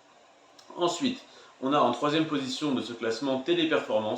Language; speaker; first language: French; native; French